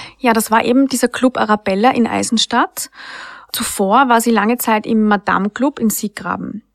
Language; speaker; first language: German; native; German